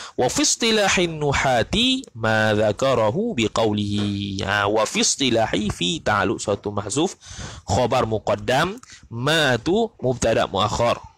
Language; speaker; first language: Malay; native; Malay